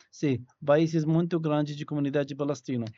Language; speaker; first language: Portuguese; non-native, learner; Arabic